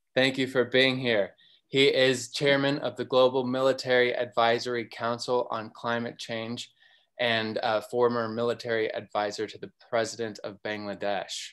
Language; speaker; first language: English; native; English